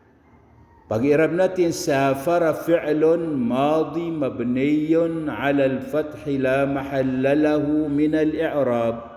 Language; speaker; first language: Arabic; non-native, fluent; Filipino